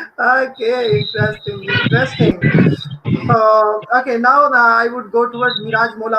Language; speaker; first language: English; non-native, fluent; Urdu